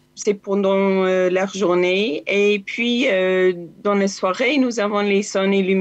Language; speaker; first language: French; non-native, learner; Hebrew